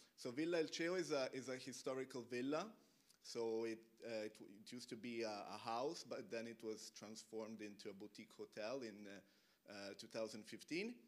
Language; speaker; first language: English; non-native, fluent; Italian